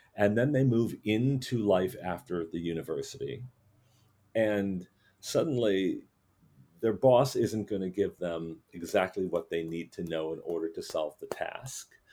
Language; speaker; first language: English; native; English